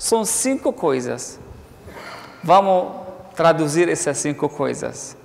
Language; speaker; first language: Portuguese; non-native, learner; Arabic